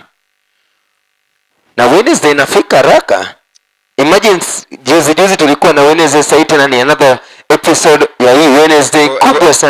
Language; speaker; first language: Swahili; non-native, local second language; Luo (Kenya and Tanzania)